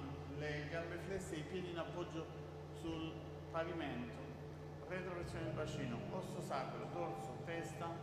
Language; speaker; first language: Italian; native; Italian